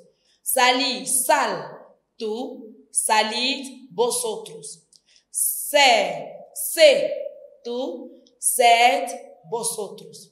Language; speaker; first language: Spanish; non-native, fluent; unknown